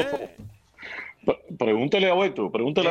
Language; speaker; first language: Spanish; native; Spanish